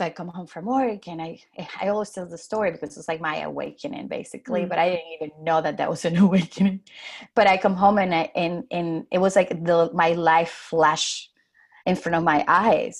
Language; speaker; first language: English; non-native, fluent; Spanish